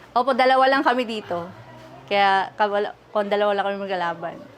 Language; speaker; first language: Filipino; native; Filipino